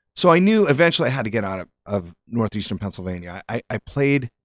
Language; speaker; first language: English; native; English